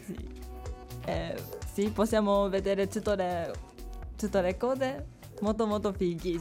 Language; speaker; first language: Italian; non-native, learner; Japanese